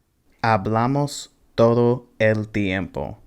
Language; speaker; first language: Spanish; non-native, fluent; English